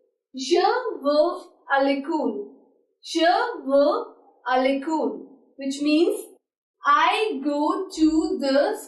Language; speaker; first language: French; non-native, fluent; Hindi